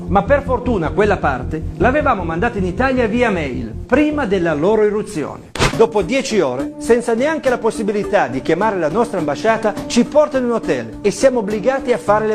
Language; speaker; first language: Italian; native; Italian